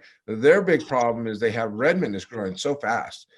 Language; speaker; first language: English; native; English